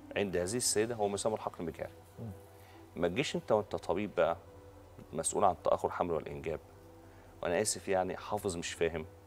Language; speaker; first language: Egyptian Arabic; native; Egyptian Arabic